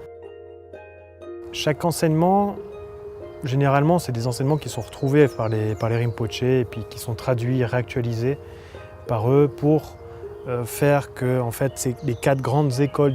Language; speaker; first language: French; native; French